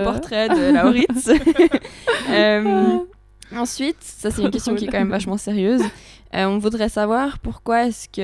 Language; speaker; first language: French; native; French